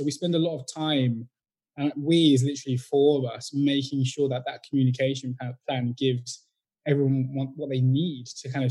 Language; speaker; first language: English; native; English